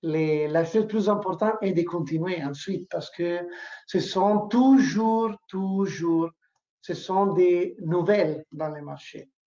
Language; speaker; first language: French; non-native, learner; Italian